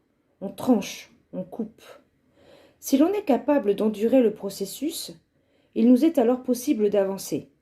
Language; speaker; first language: French; native; French